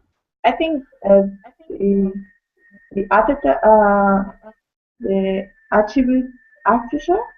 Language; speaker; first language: English; non-native, learner; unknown